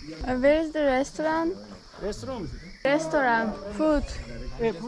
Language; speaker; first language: English; non-native, learner; Turkish